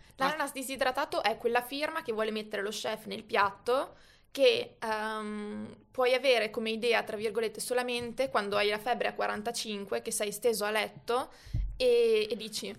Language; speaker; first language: Italian; native; Italian